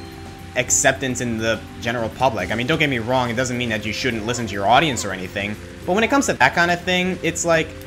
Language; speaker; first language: English; native; English